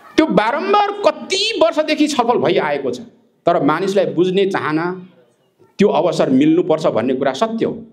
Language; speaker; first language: Nepali; non-native, local second language; Limbu